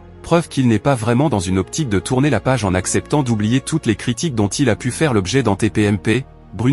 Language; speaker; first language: French; native; French